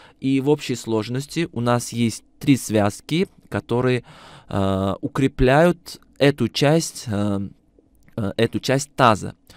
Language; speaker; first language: Russian; non-native, local second language; Uzbek